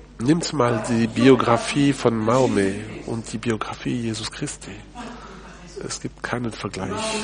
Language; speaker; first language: German; non-native, fluent; French